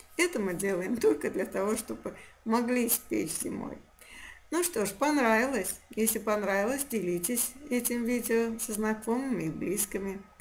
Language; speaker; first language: Russian; non-native, local second language; Azerbaijani